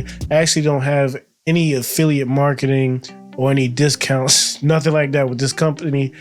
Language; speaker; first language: English; native; English